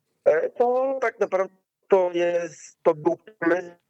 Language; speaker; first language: Polish; non-native, learner; Portuguese